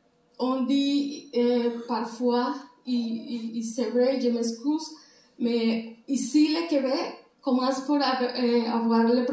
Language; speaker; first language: French; non-native, learner; Spanish